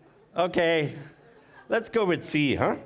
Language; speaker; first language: English; non-native, fluent; German